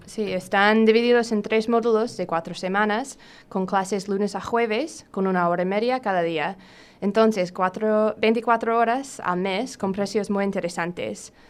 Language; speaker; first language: Spanish; non-native, fluent; English